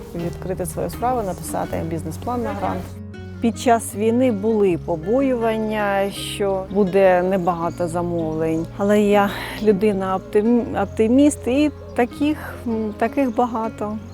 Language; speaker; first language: Ukrainian; native; Ukrainian